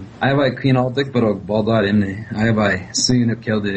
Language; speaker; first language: Kyrgyz; non-native, fluent; English